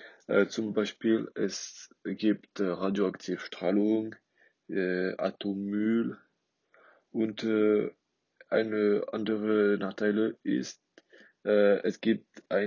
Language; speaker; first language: German; non-native, learner; French